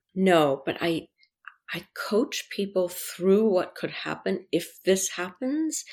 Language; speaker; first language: English; early bilingual, other home language; French